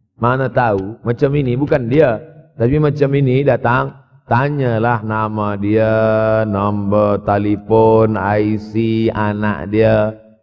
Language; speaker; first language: Malay; native; Malay